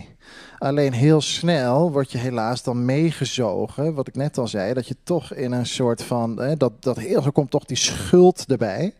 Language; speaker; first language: Dutch; native; Dutch